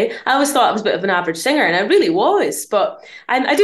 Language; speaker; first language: English; native; English